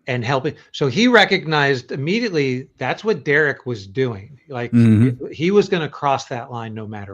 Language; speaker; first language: English; native; English